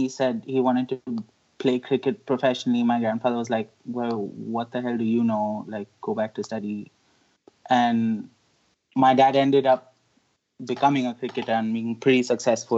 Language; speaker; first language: English; non-native, local second language; Hindi